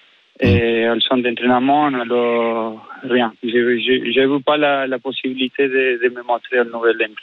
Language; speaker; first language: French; non-native, fluent; Spanish